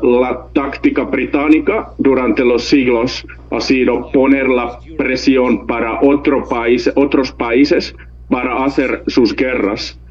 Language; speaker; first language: Spanish; non-native, learner; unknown